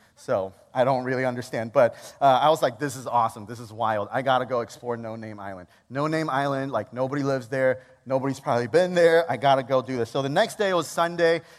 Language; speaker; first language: English; native; English